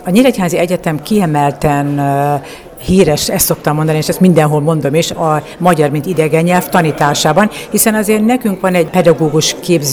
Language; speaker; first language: Hungarian; native; Hungarian